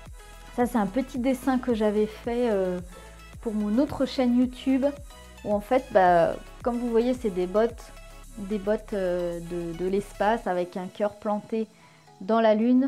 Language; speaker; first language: French; native; French